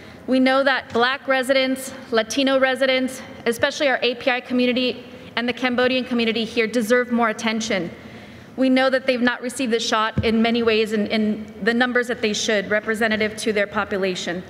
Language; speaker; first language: English; early bilingual, other home language; Spanish